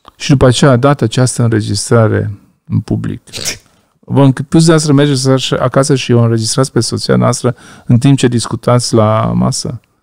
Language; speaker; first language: Romanian; non-native, local second language; Hungarian